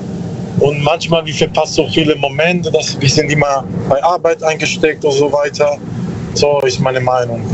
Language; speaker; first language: German; non-native, learner; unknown